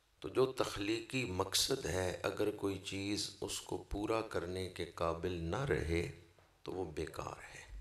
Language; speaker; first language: Urdu; non-native, local second language; Punjabi